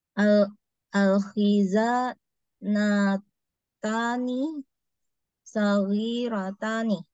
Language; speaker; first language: Arabic; non-native, learner; Indonesian